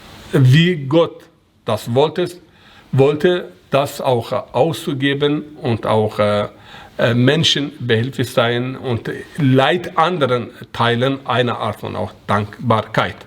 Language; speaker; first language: German; non-native, learner; Persian